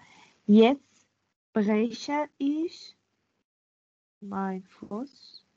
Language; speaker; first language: German; non-native, learner; Persian